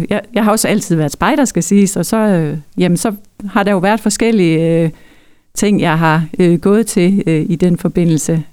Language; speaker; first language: Danish; native; Danish